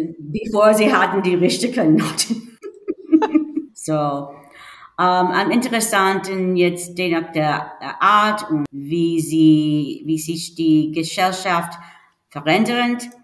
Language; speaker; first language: German; non-native, learner; English